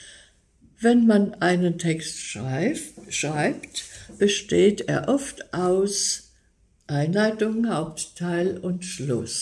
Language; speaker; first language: German; native; German